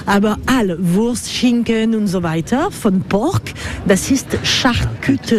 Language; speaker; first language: German; non-native, learner; French